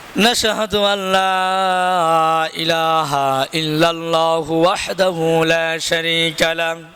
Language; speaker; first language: Arabic; non-native, fluent; Bangla